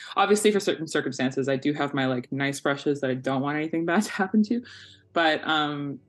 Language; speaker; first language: English; native; English